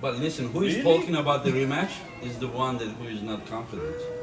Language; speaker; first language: English; non-native, fluent; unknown